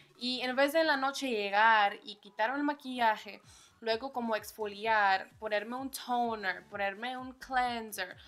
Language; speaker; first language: Spanish; early bilingual, heritage; Spanish